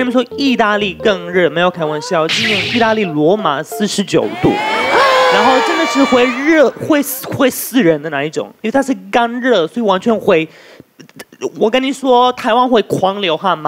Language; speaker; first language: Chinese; non-native, fluent; Italian